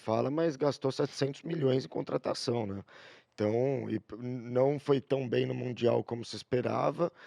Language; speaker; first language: Portuguese; native; Portuguese